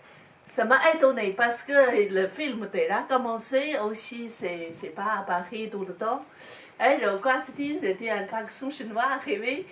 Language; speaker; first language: French; non-native, learner; Chinese